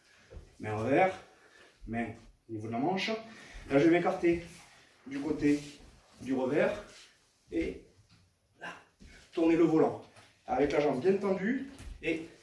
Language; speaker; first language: French; native; French